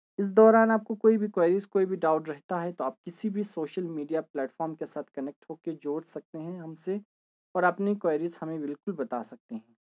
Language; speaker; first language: Hindi; non-native, local second language; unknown